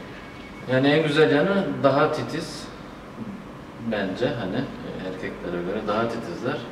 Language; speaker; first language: Turkish; native; Turkish